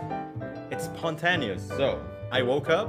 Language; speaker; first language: English; non-native, fluent; Indonesian